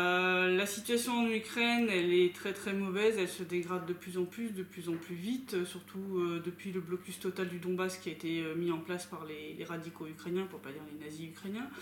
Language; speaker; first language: French; native; French